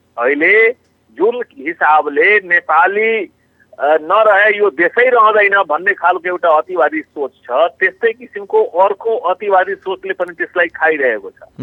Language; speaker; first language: Nepali; non-native, local second language; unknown